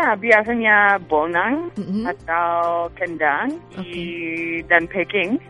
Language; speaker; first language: Indonesian; non-native, fluent; English